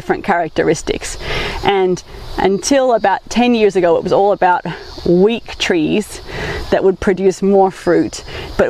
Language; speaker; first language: English; native; English